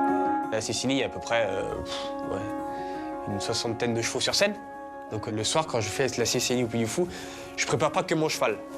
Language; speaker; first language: French; native; French